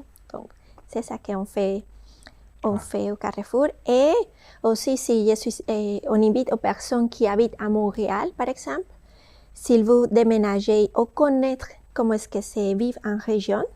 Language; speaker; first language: French; non-native, fluent; Spanish